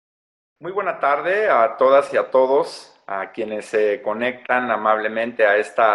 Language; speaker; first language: Spanish; native; Spanish